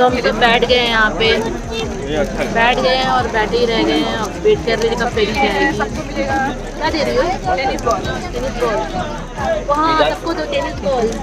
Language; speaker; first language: Hindi; native; Hindi